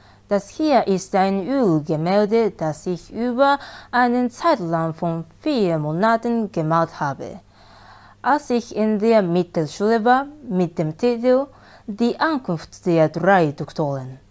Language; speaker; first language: German; non-native, learner; Japanese